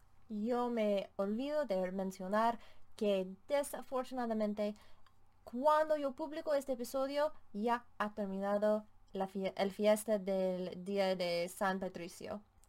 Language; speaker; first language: Spanish; non-native, fluent; English